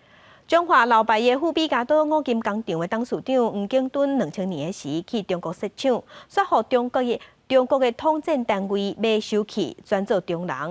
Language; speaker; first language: Chinese; native; Chinese